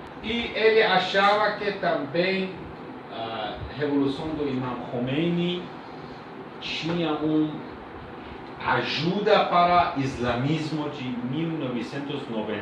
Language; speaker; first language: Portuguese; non-native, learner; Persian